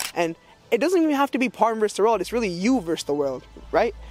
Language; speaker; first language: English; native; English